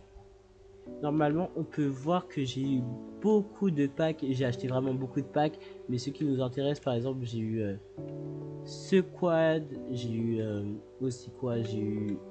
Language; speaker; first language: French; native; French